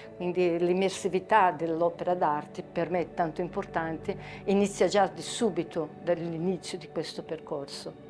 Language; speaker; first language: Italian; non-native, fluent; Portuguese